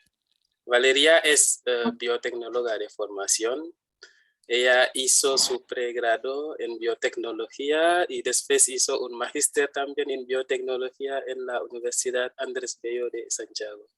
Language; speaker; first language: Spanish; non-native, fluent; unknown